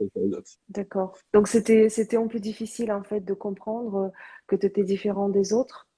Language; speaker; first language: French; early bilingual, other home language; Korean